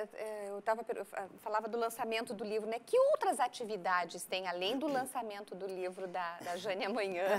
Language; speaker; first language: Portuguese; native; Portuguese